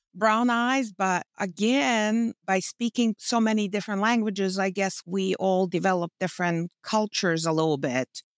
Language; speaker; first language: English; non-native, fluent; Bosnian